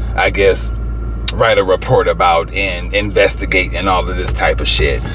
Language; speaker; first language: English; native; English